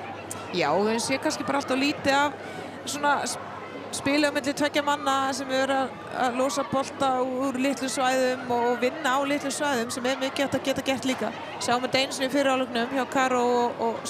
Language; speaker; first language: Icelandic; native; Icelandic